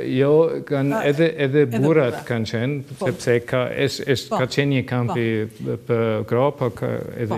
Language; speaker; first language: Albanian; non-native, learner; German